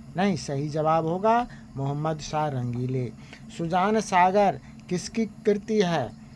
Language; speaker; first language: Hindi; native; Hindi